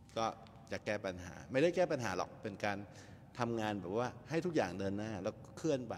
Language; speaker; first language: Thai; native; Thai